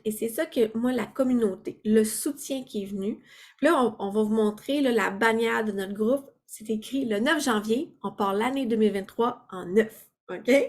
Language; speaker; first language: French; native; French